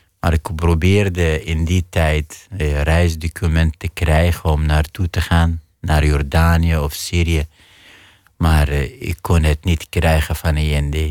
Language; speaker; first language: Dutch; non-native, fluent; Arabic